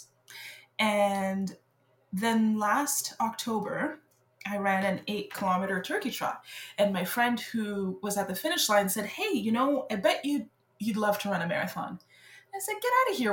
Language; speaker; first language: English; non-native, fluent; French